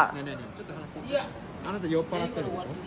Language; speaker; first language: Japanese; native; Japanese